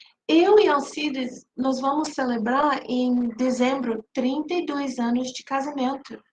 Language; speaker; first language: Portuguese; non-native, fluent; English